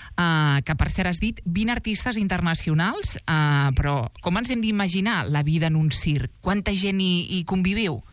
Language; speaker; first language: Catalan; native; Catalan